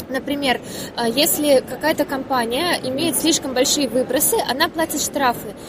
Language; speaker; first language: Russian; native; Russian